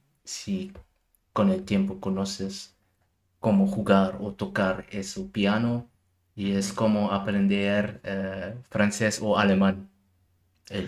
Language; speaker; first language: Spanish; non-native, learner; German